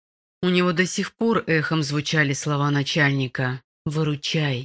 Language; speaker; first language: Russian; native; Russian